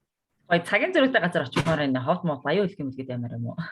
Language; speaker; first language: Mongolian; native; Mongolian